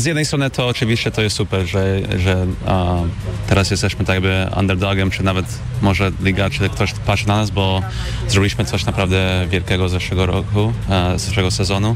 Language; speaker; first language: Polish; non-native, fluent; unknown